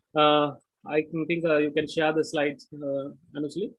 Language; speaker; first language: English; non-native, local second language; Sinhala